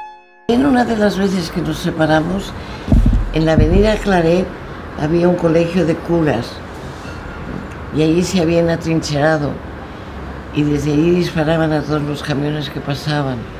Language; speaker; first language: Spanish; native; Spanish